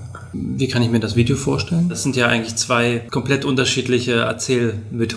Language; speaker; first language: German; native; German